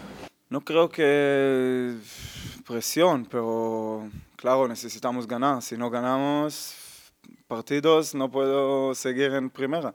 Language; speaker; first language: Spanish; non-native, learner; Hebrew